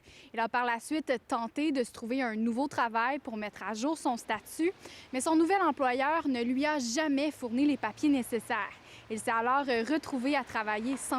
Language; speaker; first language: French; native; French